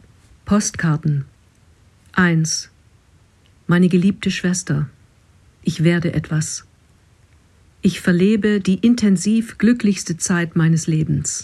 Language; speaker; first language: German; non-native, fluent; English